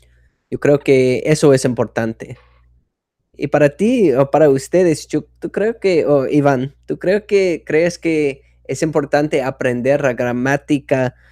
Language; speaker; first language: Spanish; non-native, fluent; English